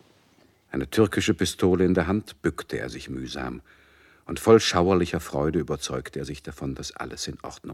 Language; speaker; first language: German; native; German